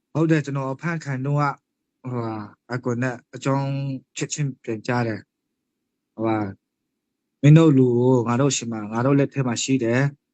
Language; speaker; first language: Burmese; non-native, local second language; Hakha Chin